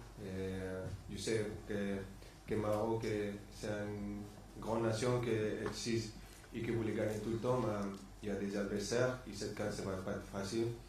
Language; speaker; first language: French; non-native, fluent; Spanish